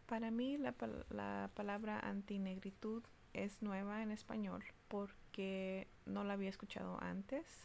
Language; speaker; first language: Spanish; early bilingual, heritage; Spanish